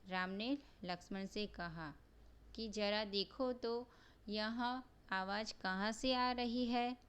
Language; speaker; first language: Hindi; non-native, local second language; Gujarati